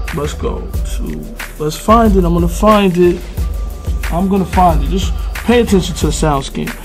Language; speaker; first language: English; native; English